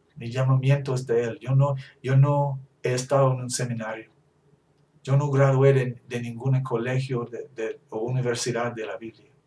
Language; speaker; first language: Spanish; non-native, fluent; English